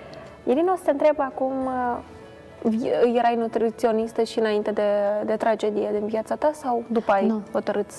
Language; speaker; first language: Romanian; native; Romanian